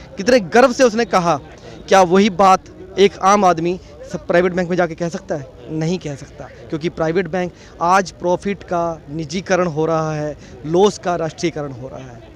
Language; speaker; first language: Hindi; native; Hindi